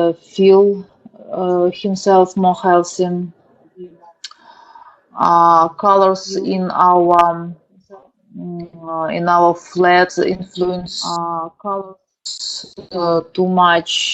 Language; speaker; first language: English; non-native, learner; Russian